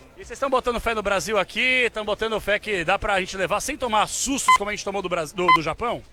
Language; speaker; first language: Portuguese; native; Portuguese